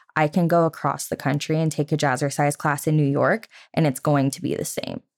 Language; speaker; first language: English; native; English